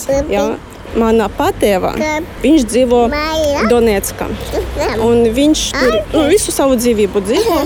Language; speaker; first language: Latvian; non-native, learner; Russian